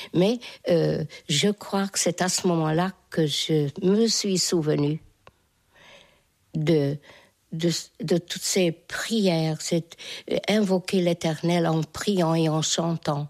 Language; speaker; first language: French; non-native, fluent; Hungarian